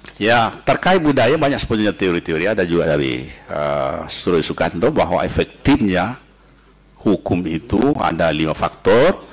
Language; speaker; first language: Indonesian; native; Indonesian